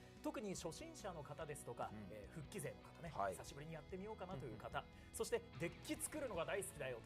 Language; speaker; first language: Japanese; native; Japanese